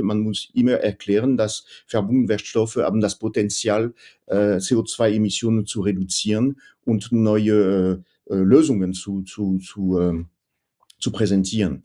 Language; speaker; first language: German; non-native, fluent; French